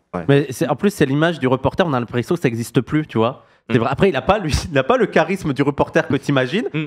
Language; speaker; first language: French; native; French